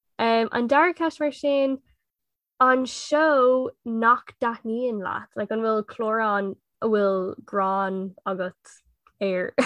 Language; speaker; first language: Irish; non-native, local second language; English